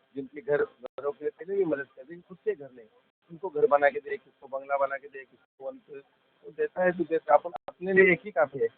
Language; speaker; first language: Hindi; non-native, local second language; Marathi